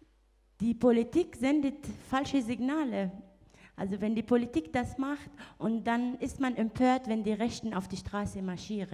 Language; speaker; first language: German; non-native, fluent; Arabic